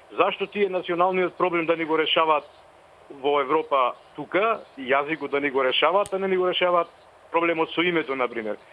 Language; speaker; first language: Macedonian; non-native, local second language; Albanian